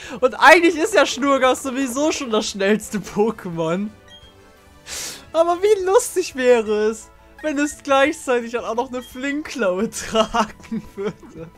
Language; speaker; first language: German; native; German